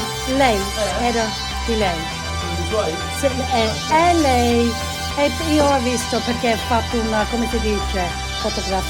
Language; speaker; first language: Italian; non-native, learner; English